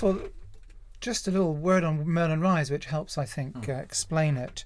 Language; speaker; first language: English; native; English